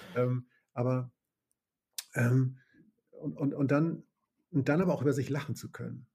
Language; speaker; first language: German; native; German